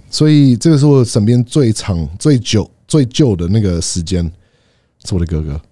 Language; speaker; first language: Chinese; non-native, fluent; English